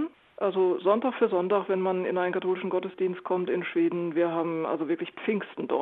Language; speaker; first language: German; native; German